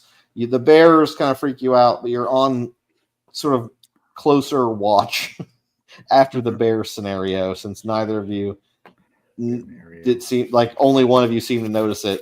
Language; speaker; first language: English; native; English